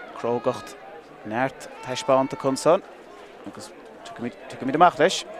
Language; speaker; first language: Irish; native; Irish